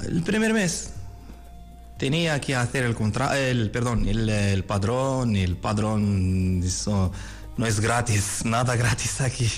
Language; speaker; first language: Spanish; non-native, learner; Arabic